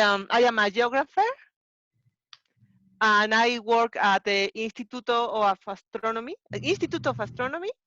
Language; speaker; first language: English; non-native, learner; Spanish